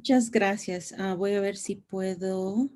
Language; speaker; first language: Spanish; early bilingual, heritage; Spanish